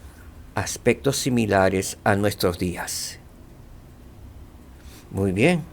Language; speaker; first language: Spanish; native; Spanish